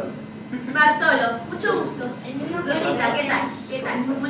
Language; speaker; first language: Spanish; native; Spanish